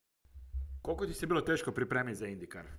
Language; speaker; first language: Croatian; native; Croatian